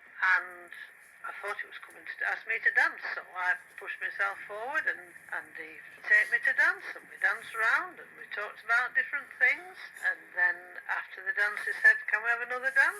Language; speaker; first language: English; native; English